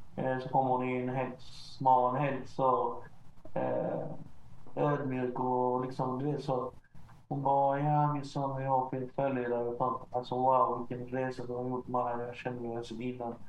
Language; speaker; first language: Swedish; early bilingual, other home language; Arabic